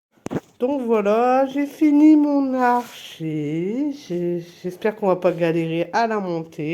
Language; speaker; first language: French; native; French